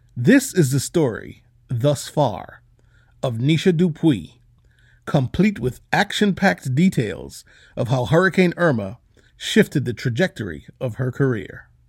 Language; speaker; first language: English; native; English